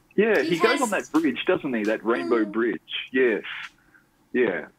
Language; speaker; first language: English; native; English